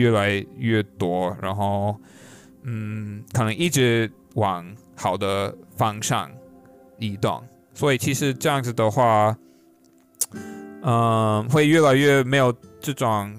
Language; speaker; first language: Chinese; non-native, fluent; English